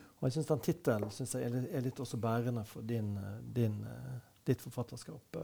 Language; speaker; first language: Norwegian; native; Norwegian